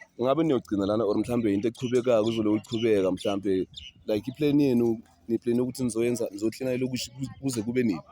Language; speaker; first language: Zulu; native; Zulu